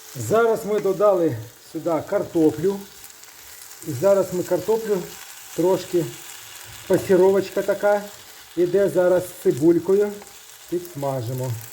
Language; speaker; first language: Ukrainian; native; Ukrainian